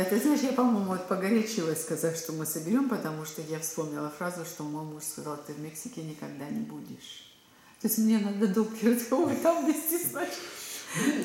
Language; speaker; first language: Russian; native; Russian